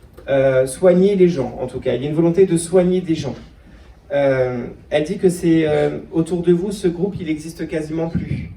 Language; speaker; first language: French; native; French